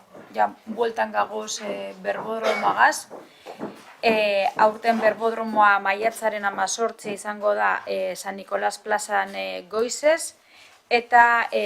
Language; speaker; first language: Basque; native; Basque